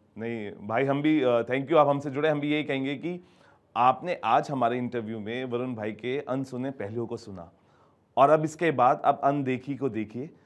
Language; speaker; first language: Hindi; native; Hindi